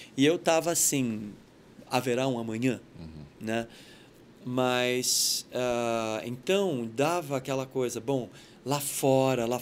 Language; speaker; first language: Portuguese; native; Portuguese